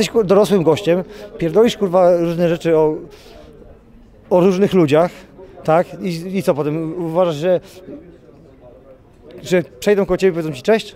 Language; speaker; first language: Polish; native; Polish